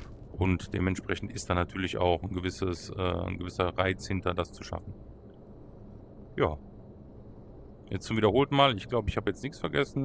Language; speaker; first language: German; native; German